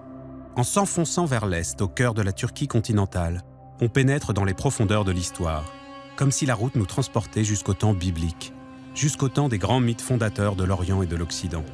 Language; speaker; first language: French; native; French